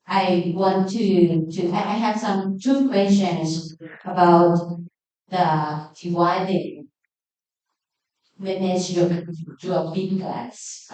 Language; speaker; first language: English; non-native, learner; Thai